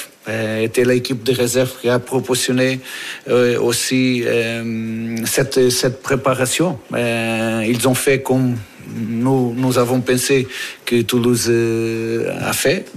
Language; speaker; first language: French; non-native, fluent; Portuguese